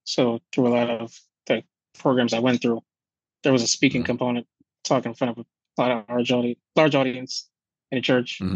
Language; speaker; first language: English; native; English